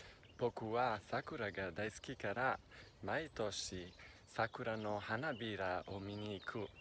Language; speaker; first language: Japanese; non-native, learner; Italian